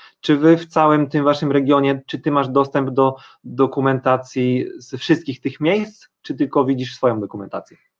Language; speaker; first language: Polish; native; Polish